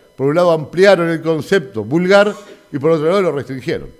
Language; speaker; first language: Spanish; native; Spanish